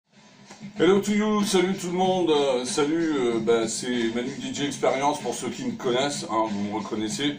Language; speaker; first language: French; native; French